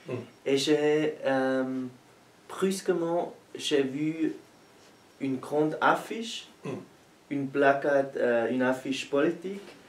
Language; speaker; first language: French; non-native, learner; German